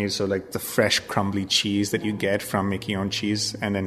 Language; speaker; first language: English; non-native, local second language; Bangla